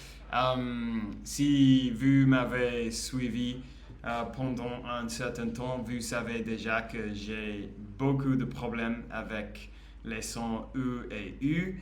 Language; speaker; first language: French; non-native, learner; English